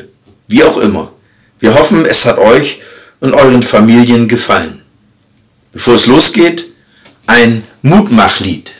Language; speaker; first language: German; native; German